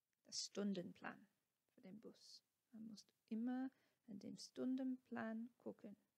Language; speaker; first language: English; native; English